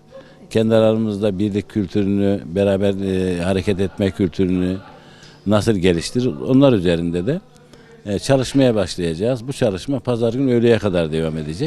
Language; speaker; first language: Turkish; native; Turkish